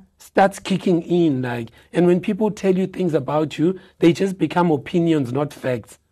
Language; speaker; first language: English; non-native, local second language; Xhosa